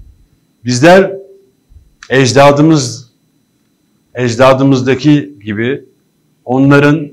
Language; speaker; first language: Turkish; native; Turkish